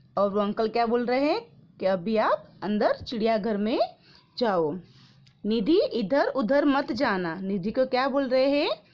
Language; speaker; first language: Hindi; non-native, local second language; Gujarati